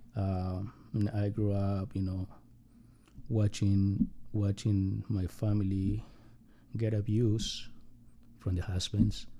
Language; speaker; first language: English; non-native, learner; Spanish